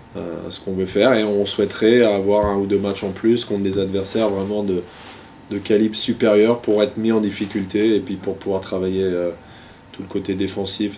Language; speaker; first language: French; native; French